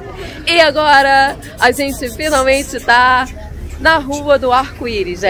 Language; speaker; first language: Portuguese; native; Portuguese